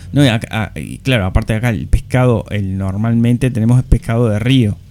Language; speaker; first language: Spanish; native; Spanish